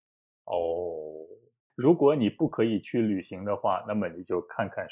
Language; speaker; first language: Chinese; native; Chinese